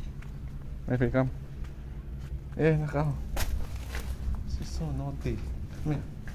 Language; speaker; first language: English; non-native, learner; Indonesian